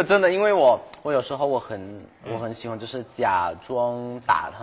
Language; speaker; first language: Chinese; non-native, fluent; Thai